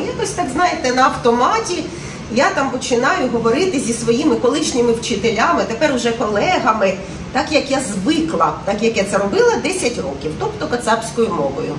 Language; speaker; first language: Ukrainian; non-native, local second language; Russian